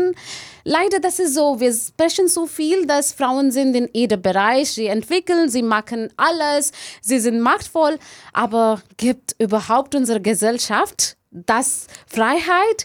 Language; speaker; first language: German; non-native, learner; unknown